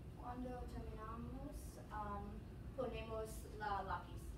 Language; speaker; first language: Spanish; non-native, learner; English